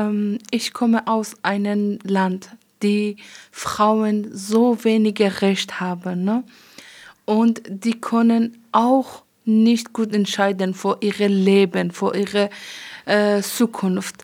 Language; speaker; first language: German; non-native, learner; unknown